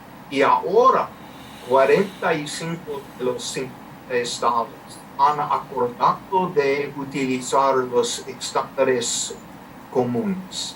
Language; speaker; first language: Spanish; non-native, fluent; English